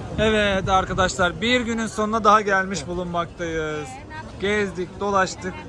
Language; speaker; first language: Turkish; native; Turkish